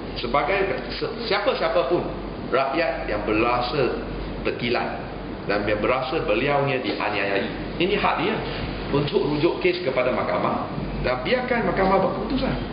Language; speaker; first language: Malay; non-native, local second language; Chinese